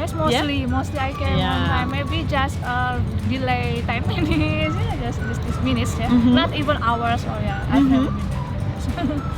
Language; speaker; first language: English; non-native, learner; Indonesian